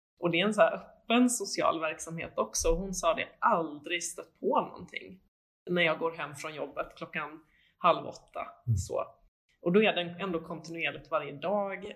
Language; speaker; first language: Swedish; native; Swedish